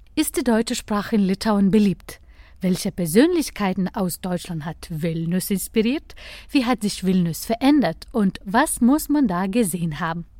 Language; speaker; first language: German; non-native, fluent; Lithuanian